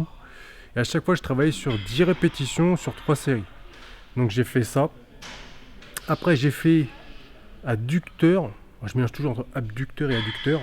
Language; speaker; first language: French; native; French